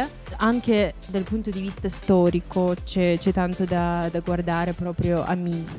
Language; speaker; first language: Italian; non-native, fluent; Russian